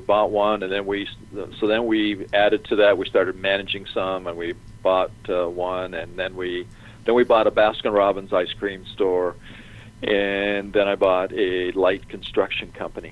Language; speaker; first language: English; native; English